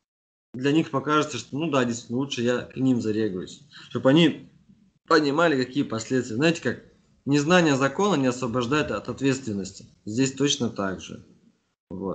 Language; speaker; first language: Russian; native; Russian